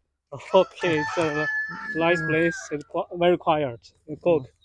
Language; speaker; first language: English; non-native, fluent; Chinese